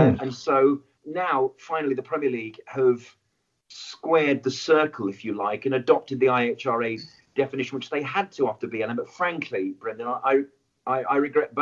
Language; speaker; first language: English; native; English